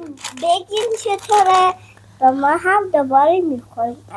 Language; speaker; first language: Persian; non-native, learner; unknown